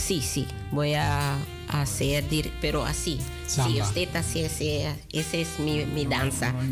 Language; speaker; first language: Spanish; non-native, local second language; Dutch